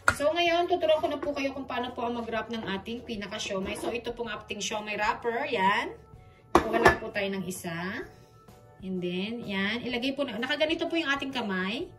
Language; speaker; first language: Filipino; native; Filipino